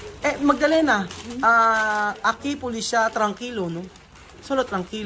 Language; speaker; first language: Spanish; non-native, learner; Filipino